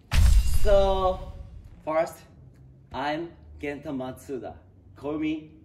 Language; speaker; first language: English; non-native, learner; Japanese